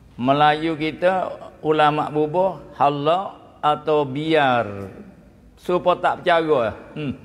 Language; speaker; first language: Malay; native; Malay